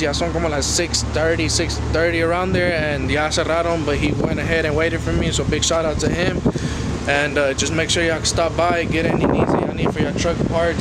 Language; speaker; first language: English; early bilingual, other home language; Spanish